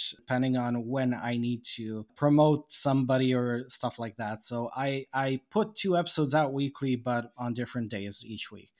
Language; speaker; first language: English; non-native, fluent; Bosnian